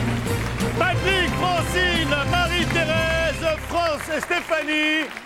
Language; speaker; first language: French; native; French